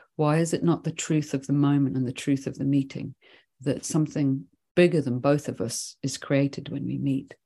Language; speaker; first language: English; early bilingual, other home language; Swedish